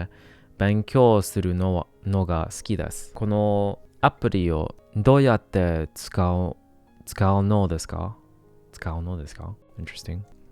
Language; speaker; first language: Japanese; non-native, learner; English